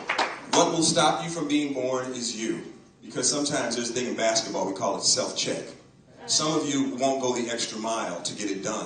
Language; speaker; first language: English; native; English